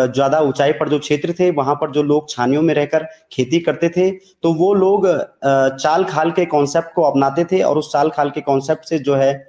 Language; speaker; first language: Hindi; native; Hindi